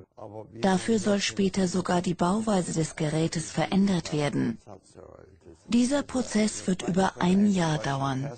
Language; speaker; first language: German; native; German